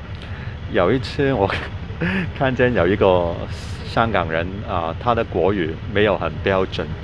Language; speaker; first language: Chinese; non-native, fluent; Cantonese